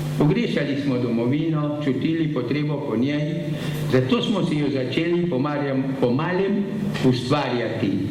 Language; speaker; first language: Slovenian; early bilingual, heritage; Slovenian